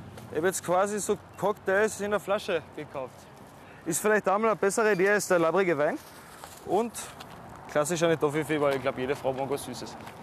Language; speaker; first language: German; native; German